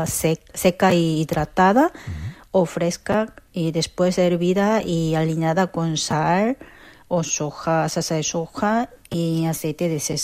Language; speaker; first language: Spanish; non-native, fluent; Korean